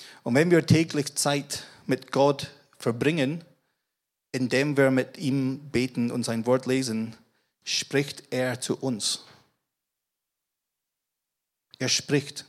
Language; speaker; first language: German; non-native, fluent; English